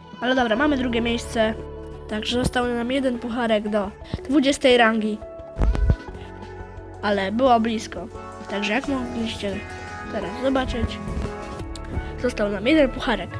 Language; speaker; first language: Polish; native; Polish